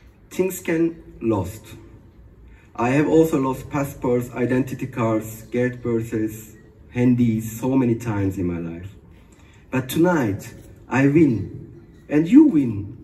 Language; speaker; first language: English; non-native, fluent; Turkish